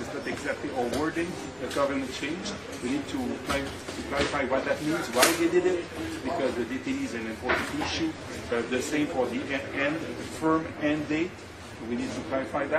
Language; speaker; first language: English; non-native, fluent; French